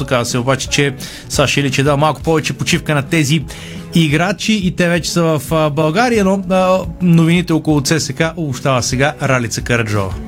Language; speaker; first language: Bulgarian; native; Bulgarian